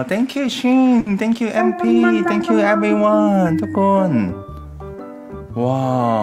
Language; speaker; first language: English; non-native, learner; Thai